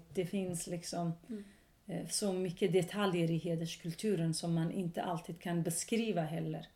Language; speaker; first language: Swedish; non-native, local second language; Kurdish